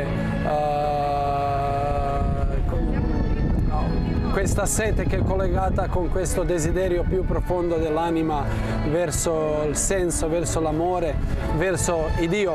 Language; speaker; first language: Italian; non-native, fluent; Croatian